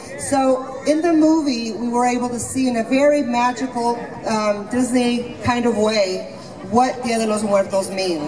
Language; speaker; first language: English; early bilingual, other home language; Spanish